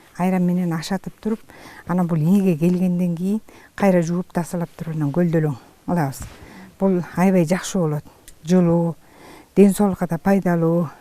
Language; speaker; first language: Kyrgyz; native; Kyrgyz